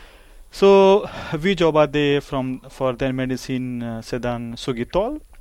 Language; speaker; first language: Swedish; non-native, learner; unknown